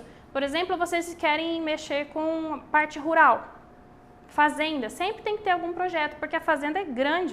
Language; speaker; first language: Portuguese; native; Portuguese